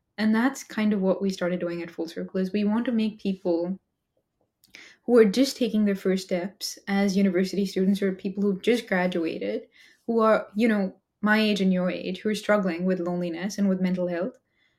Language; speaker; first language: English; non-native, local second language; Hindi